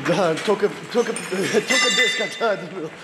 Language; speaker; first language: Russian; non-native, learner; English